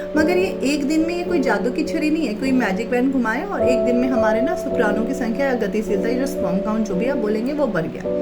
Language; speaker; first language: Hindi; native; Hindi